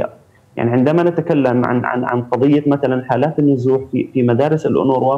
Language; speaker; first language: Arabic; native; Arabic